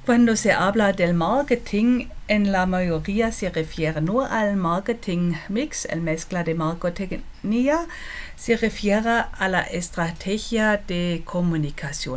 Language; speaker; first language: Spanish; non-native, fluent; German